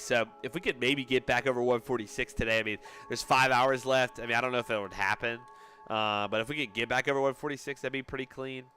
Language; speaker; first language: English; native; English